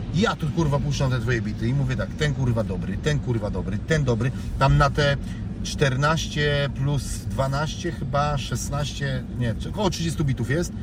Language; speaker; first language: Polish; native; Polish